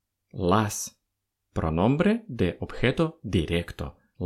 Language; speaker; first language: Spanish; non-native, fluent; Russian